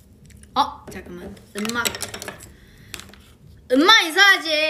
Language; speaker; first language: Korean; non-native, learner; Chinese